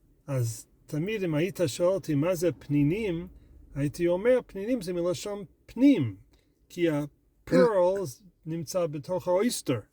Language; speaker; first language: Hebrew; non-native, fluent; English